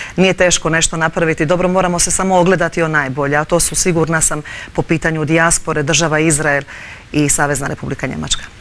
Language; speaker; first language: Croatian; early bilingual, heritage; Croatian